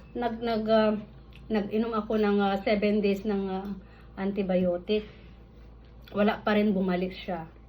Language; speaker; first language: Filipino; non-native, local second language; Iloko